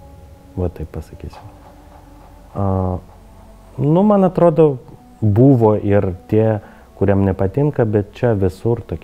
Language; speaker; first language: Lithuanian; non-native, learner; Ukrainian